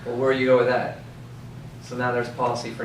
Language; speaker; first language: English; native; English